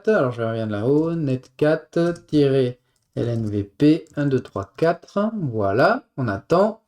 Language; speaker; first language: French; native; French